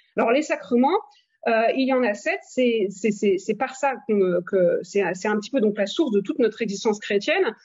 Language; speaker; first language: French; native; French